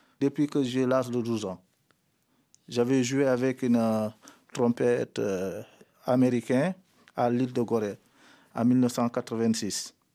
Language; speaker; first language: French; non-native, local second language; Mandingo